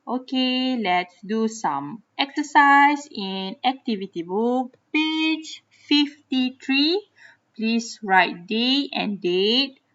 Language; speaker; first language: English; non-native, local second language; Malay